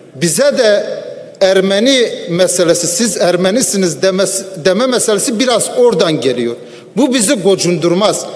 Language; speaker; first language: Turkish; non-native, local second language; Kurdish